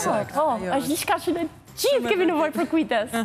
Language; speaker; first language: Albanian; non-native, fluent; English